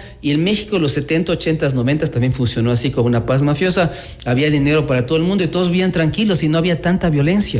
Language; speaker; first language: Spanish; native; Spanish